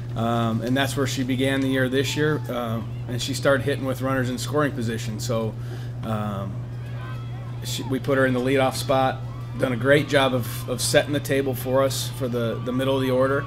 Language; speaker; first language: English; native; English